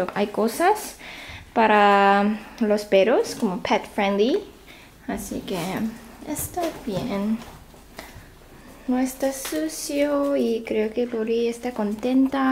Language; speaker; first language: Spanish; non-native, fluent; Korean